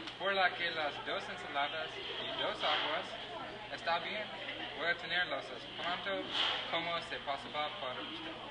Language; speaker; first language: Spanish; non-native, learner; English